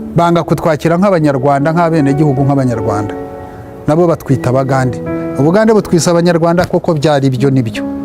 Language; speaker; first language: Kinyarwanda; early bilingual, heritage; Kinyarwanda